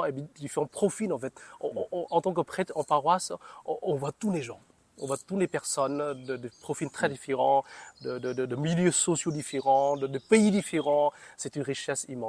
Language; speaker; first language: French; non-native, fluent; Vietnamese